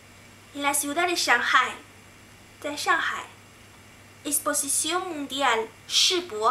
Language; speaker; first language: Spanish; non-native, learner; Chinese